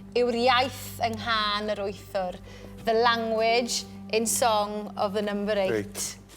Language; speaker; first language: Welsh; native; Welsh